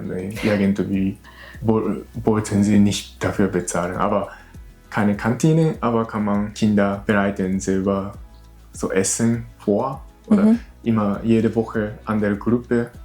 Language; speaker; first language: German; non-native, learner; Japanese